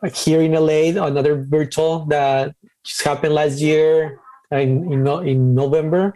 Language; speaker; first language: English; non-native, fluent; Spanish